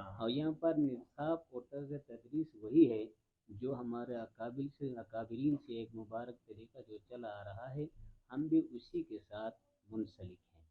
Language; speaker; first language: Urdu; non-native, local second language; Khowar